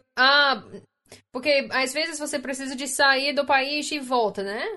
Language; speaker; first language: Portuguese; non-native, learner; English